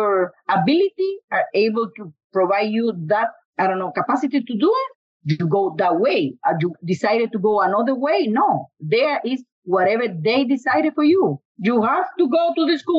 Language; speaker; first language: English; non-native, learner; Spanish